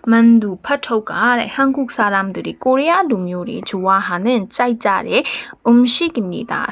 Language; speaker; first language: Korean; non-native, learner; Burmese